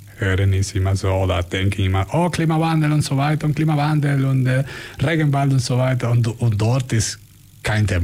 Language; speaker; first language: German; non-native, fluent; Spanish